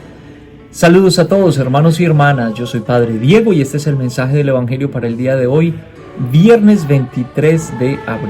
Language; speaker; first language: Spanish; native; Spanish